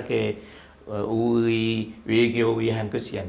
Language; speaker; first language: Korean; non-native, fluent; Vietnamese